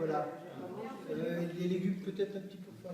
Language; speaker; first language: French; native; French